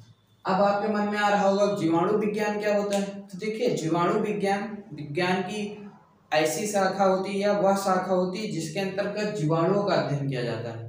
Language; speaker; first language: Hindi; native; Hindi